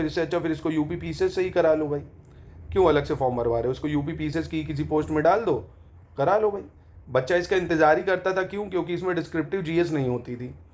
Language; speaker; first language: Hindi; native; Hindi